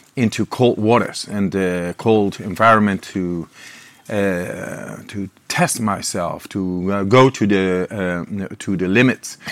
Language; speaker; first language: English; non-native, fluent; Dutch